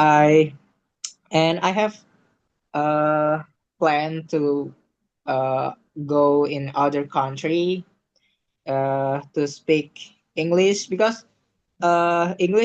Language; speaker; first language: English; non-native, learner; Indonesian